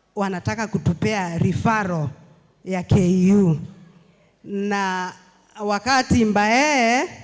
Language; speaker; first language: Swahili; non-native, local second language; Meru